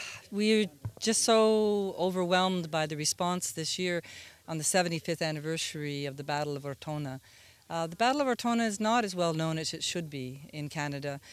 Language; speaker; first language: English; native; English